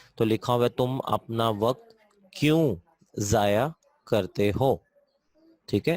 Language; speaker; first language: Urdu; non-native, local second language; Punjabi